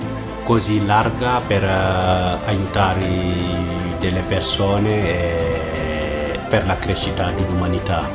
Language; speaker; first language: Italian; non-native, fluent; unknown